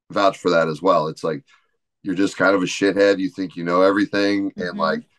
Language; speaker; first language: English; native; English